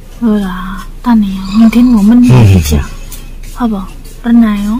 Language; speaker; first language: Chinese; non-native, learner; Indonesian